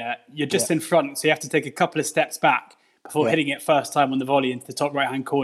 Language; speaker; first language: English; native; English